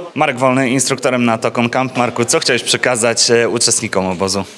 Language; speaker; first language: Polish; native; Polish